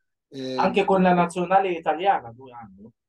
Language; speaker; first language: Italian; non-native, fluent; Arabic